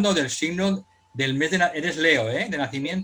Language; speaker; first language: Spanish; native; Spanish